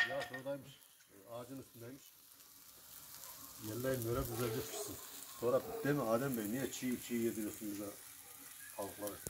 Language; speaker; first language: Turkish; native; Turkish